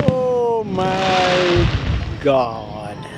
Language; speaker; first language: English; non-native, local second language; Urdu